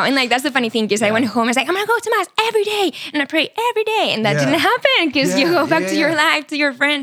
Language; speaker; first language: English; non-native, fluent; Spanish